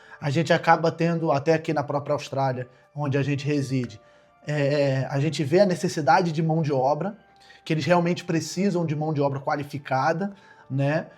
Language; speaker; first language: Portuguese; native; Portuguese